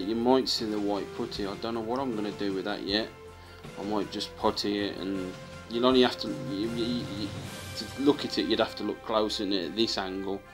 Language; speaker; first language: English; native; English